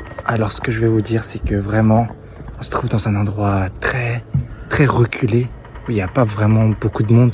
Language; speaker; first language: French; native; French